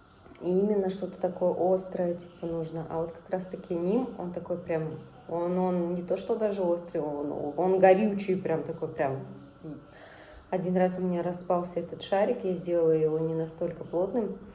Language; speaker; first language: Russian; native; Russian